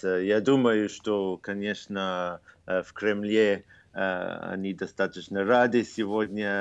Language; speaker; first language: Russian; non-native, fluent; English